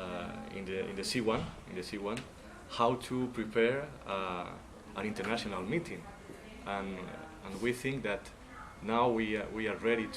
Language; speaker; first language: English; non-native, learner; Spanish